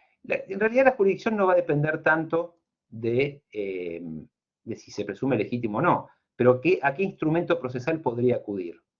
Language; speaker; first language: Spanish; native; Spanish